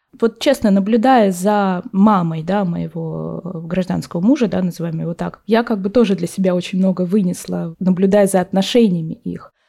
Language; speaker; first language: Russian; native; Russian